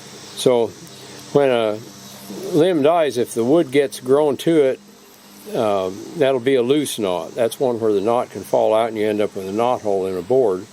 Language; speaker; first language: English; native; English